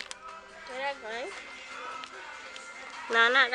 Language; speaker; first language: English; native; English